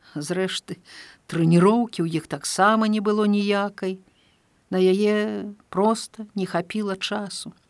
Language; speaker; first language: Belarusian; native; Belarusian